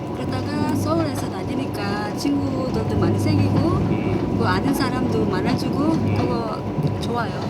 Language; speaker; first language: Korean; non-native, fluent; Indonesian